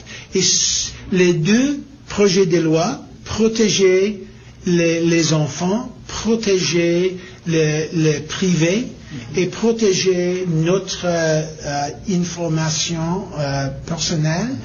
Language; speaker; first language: French; non-native, learner; English